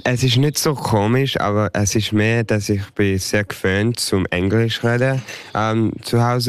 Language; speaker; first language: German; early bilingual, heritage; English